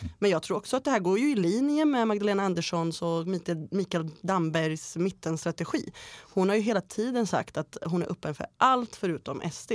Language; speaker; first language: Swedish; early bilingual, other home language; Bosnian